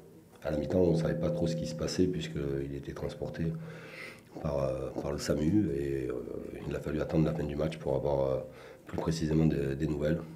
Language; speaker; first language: French; native; French